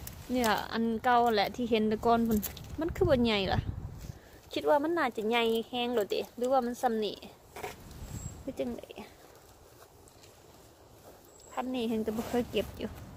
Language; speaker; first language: Thai; non-native, local second language; Northeastern Thai